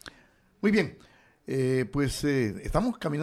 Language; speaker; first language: Spanish; native; Spanish